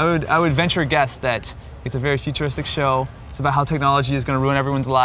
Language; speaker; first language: English; native; English